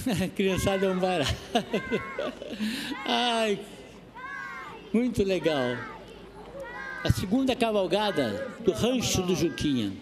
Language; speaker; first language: Portuguese; native; Portuguese